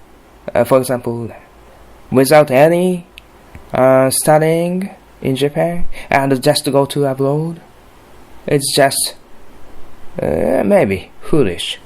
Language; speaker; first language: English; non-native, learner; Japanese